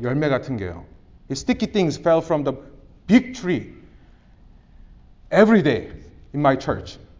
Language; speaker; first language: English; non-native, fluent; Korean